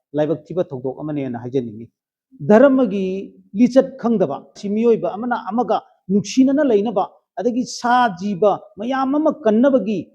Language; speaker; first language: Manipuri; native; Manipuri